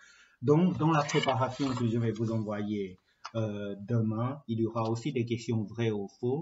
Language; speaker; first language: French; non-native, fluent; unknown